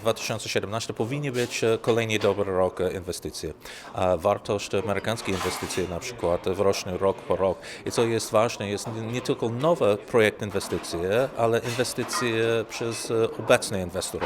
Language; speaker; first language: Polish; non-native, learner; English